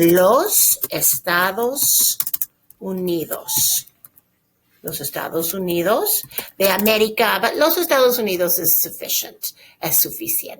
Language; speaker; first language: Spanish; non-native, fluent; English